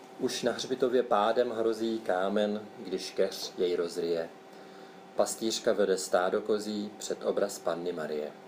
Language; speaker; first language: Czech; native; Czech